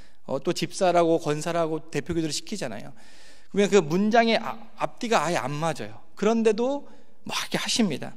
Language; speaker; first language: Korean; native; Korean